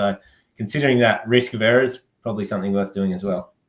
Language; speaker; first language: English; native; English